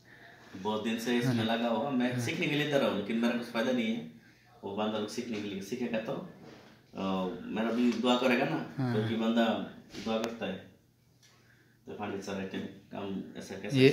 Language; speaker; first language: Hindi; non-native, learner; Bangla